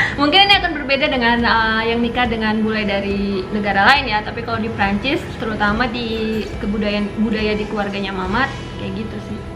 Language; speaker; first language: Indonesian; native; Indonesian